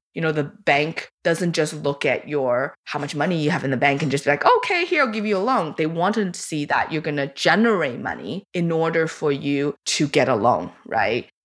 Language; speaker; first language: English; early bilingual, other home language; Chinese